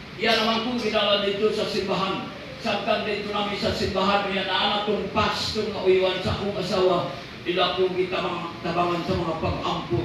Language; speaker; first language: Cebuano; non-native, local second language; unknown